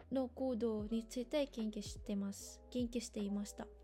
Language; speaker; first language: Japanese; non-native, fluent; Indonesian